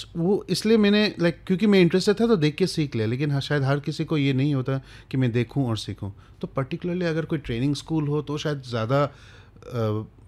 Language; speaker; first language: Hindi; non-native, local second language; Bangla